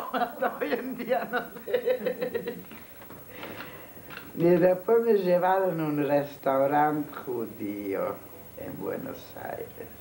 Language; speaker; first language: Spanish; non-native, fluent; Hungarian